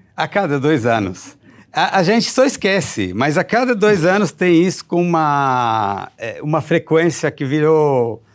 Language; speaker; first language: Portuguese; non-native, fluent; Hebrew